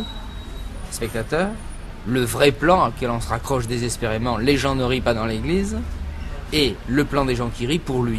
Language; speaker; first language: French; native; French